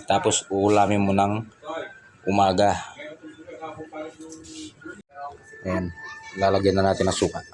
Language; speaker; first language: Filipino; non-native, local second language; Pampanga